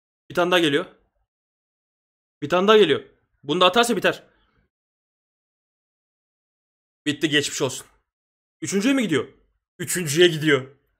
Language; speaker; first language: Turkish; native; Turkish